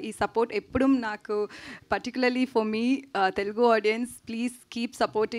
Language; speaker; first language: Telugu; non-native, learner; Tamil